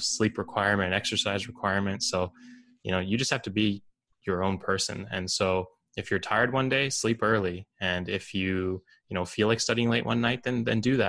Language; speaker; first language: English; native; English